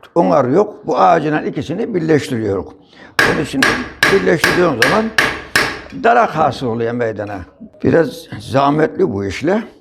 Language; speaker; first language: Turkish; native; Turkish